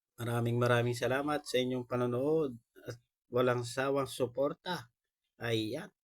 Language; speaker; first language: Filipino; native; Filipino